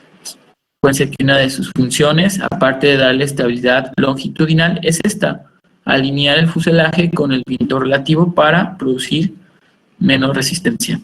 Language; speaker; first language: Spanish; native; Spanish